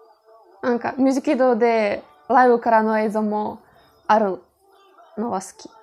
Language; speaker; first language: Japanese; non-native, learner; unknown